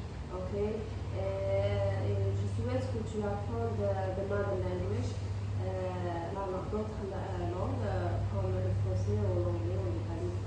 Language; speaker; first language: French; non-native, local second language; Arabic